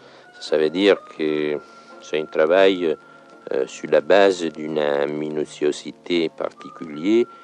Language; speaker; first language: French; non-native, fluent; Italian